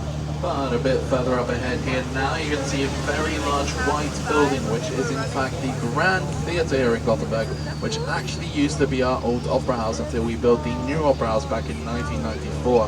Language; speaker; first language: English; non-native, fluent; Swedish